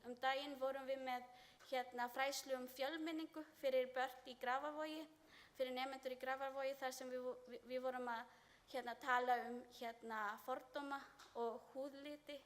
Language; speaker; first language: Icelandic; non-native, learner; Filipino